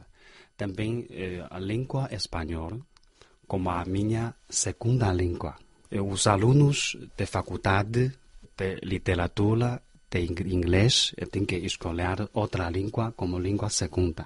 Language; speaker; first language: Portuguese; non-native, fluent; Chinese